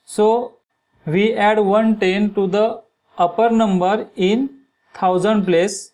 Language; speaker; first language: English; non-native, local second language; Marathi